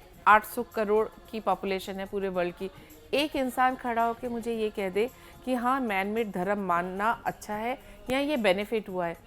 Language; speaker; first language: Hindi; native; Hindi